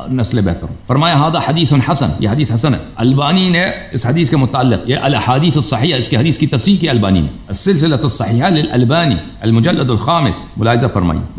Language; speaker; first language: Urdu; native; Urdu